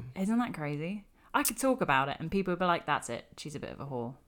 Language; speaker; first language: English; native; English